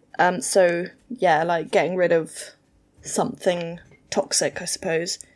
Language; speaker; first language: English; native; English